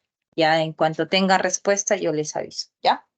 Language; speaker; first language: Spanish; native; Spanish